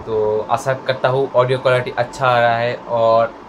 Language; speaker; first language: Hindi; non-native, local second language; Bangla